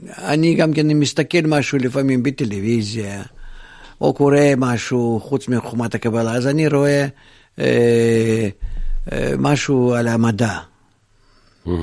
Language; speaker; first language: Hebrew; non-native, fluent; Russian